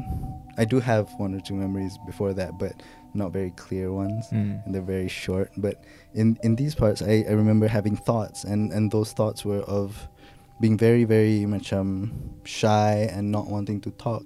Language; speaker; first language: English; non-native, local second language; Pattani Malay